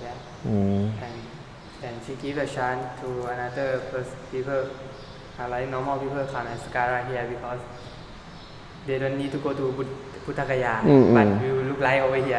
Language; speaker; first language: English; non-native, learner; Thai